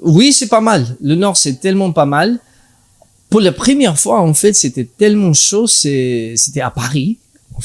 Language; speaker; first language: French; non-native, learner; English